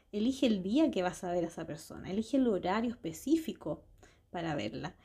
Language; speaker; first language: Spanish; native; Spanish